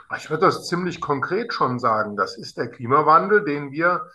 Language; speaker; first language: German; native; German